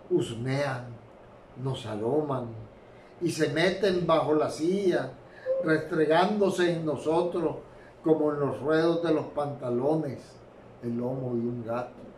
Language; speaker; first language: Spanish; native; Spanish